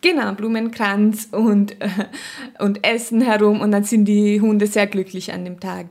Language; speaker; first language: German; non-native, fluent; Nepali